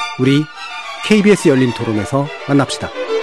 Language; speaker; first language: Korean; native; Korean